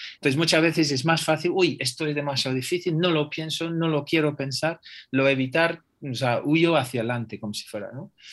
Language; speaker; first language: Spanish; non-native, fluent; English